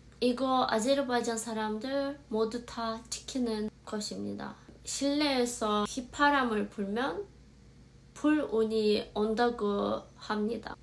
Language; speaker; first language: Korean; non-native, fluent; Azerbaijani